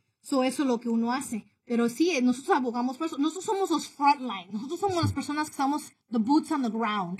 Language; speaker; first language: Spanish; early bilingual, heritage; Spanish